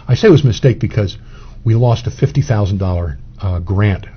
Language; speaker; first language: English; native; English